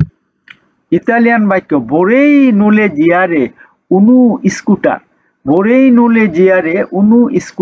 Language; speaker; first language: Italian; non-native, learner; Bangla